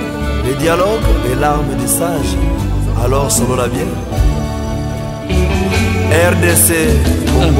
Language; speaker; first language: French; non-native, local second language; Lingala